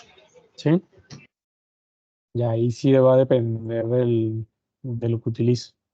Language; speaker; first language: Spanish; native; Spanish